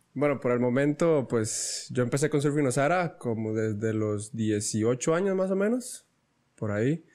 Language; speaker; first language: Spanish; native; Spanish